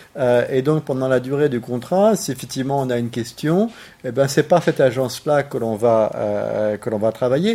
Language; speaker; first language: French; native; French